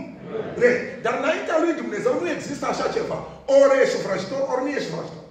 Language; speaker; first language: Romanian; non-native, fluent; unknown